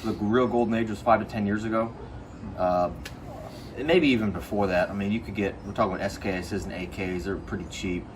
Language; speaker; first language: English; native; English